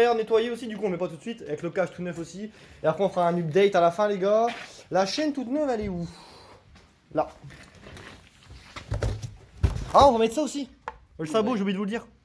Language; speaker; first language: French; native; French